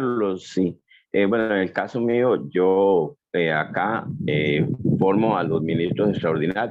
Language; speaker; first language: Spanish; native; Spanish